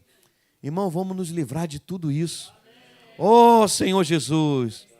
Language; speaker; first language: Portuguese; native; Portuguese